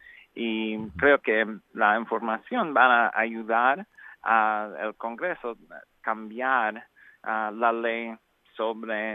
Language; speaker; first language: Spanish; non-native, learner; English